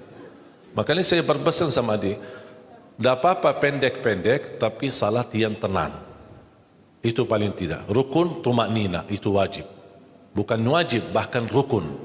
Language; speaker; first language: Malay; non-native, fluent; Arabic